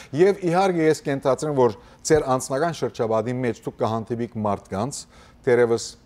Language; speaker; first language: Armenian; early bilingual, heritage; Armenian